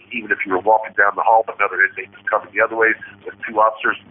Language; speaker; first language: English; native; English